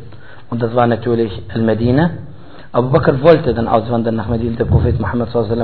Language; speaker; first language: German; non-native, fluent; Arabic